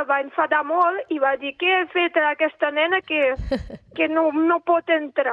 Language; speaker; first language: Catalan; non-native, fluent; Russian